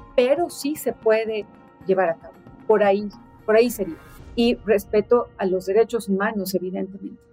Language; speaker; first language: Spanish; native; Spanish